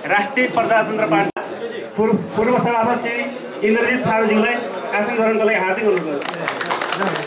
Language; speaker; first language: Nepali; native; Nepali